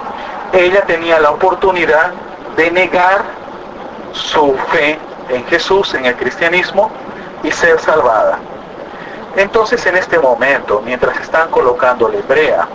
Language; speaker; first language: Spanish; native; Spanish